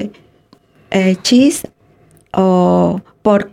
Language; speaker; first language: English; non-native, learner; Spanish